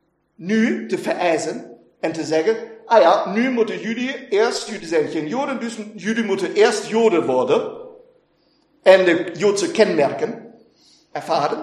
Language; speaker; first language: Dutch; non-native, fluent; German